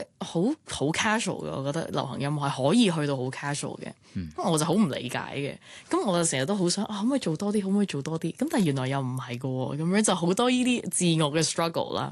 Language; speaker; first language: Cantonese; early bilingual, heritage; Cantonese